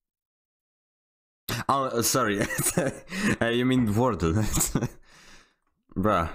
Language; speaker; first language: English; non-native, fluent; Polish